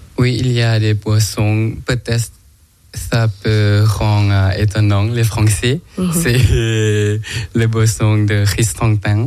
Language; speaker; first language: French; non-native, learner; Thai